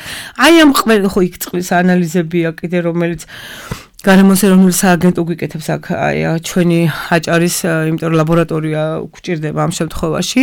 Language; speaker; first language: Georgian; native; Georgian